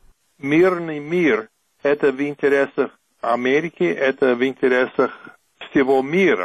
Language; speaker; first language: Russian; non-native, fluent; English